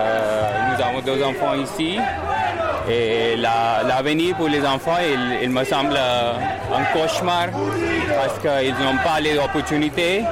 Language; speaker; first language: French; non-native, fluent; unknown